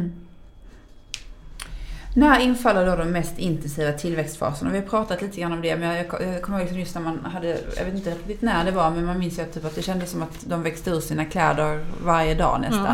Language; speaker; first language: Swedish; native; Swedish